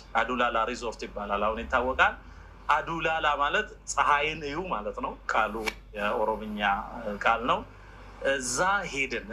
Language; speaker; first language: Amharic; non-native, local second language; Oromo